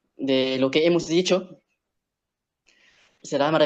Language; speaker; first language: Spanish; non-native, learner; Arabic